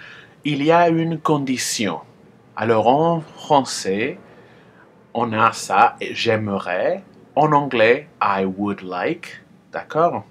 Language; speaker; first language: French; non-native, fluent; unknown